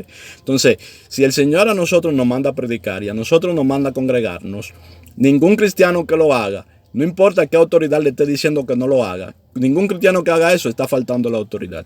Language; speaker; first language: Spanish; native; Spanish